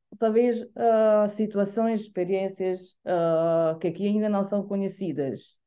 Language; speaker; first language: Portuguese; non-native, fluent; Italian